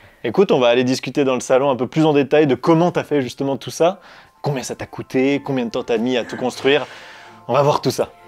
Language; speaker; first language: French; native; French